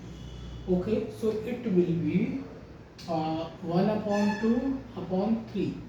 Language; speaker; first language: English; non-native, local second language; Hindi